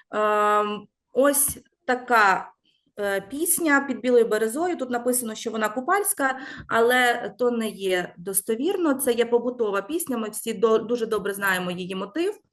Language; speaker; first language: Ukrainian; native; Ukrainian